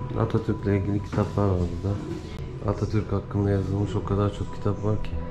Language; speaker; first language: Turkish; native; Turkish